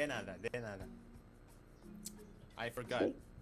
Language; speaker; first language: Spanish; non-native, learner; Indonesian